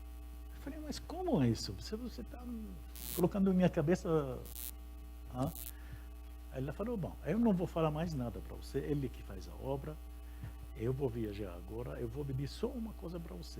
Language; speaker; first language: Portuguese; non-native, fluent; Arabic